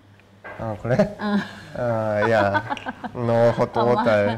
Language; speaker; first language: English; non-native, learner; Japanese